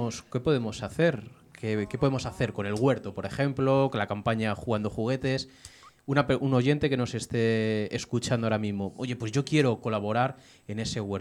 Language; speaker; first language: Spanish; native; Spanish